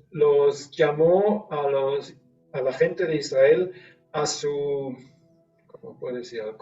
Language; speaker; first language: Spanish; non-native, fluent; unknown